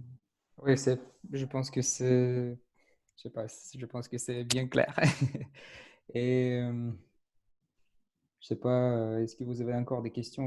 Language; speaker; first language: French; non-native, fluent; Russian